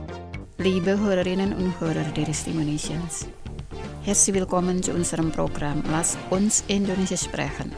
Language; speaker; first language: German; non-native, fluent; Indonesian